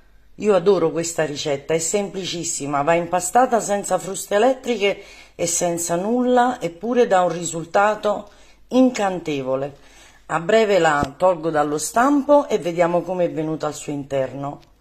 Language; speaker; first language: Italian; native; Italian